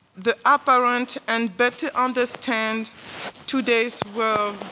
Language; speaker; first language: English; non-native, learner; French